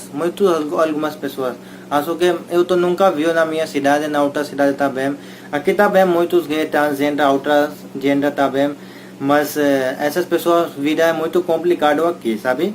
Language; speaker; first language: Portuguese; non-native, learner; Hindi